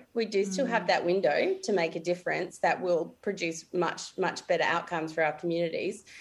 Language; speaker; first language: English; native; English